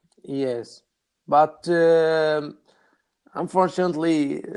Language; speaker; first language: English; non-native, learner; Arabic